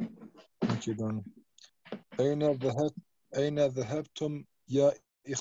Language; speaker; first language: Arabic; non-native, learner; German